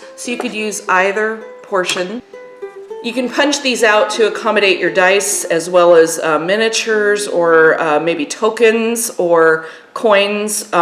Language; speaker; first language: English; native; English